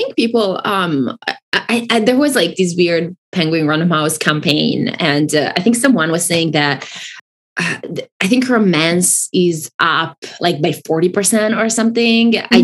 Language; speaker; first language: English; non-native, fluent; Italian